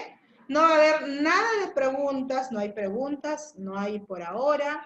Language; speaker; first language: Spanish; native; Spanish